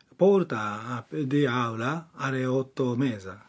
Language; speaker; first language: Italian; non-native, learner; Japanese